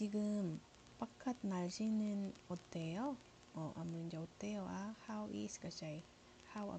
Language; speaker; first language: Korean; non-native, learner; Iloko